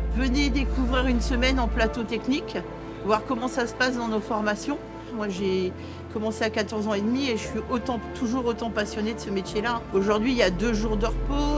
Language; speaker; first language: French; native; French